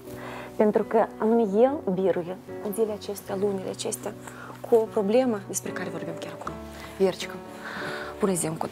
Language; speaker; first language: Romanian; native; Romanian